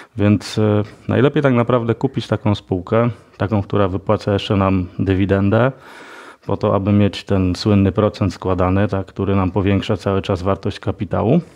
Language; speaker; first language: Polish; native; Polish